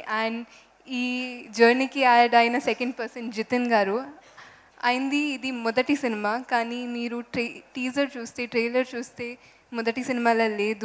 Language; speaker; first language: Telugu; non-native, fluent; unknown